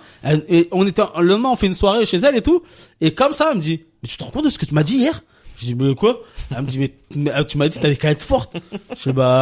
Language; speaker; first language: French; native; French